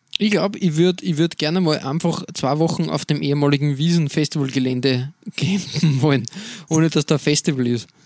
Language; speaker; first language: German; native; German